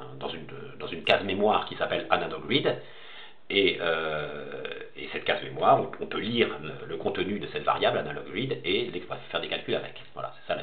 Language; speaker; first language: French; native; French